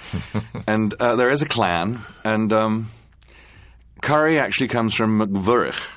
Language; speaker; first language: English; native; English